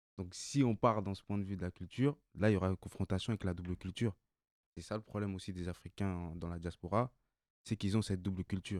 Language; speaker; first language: French; non-native, local second language; Bambara